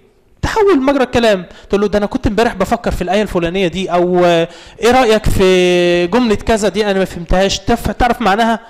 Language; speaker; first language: Arabic; native; Arabic